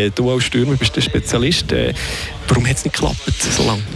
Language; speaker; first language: German; native; German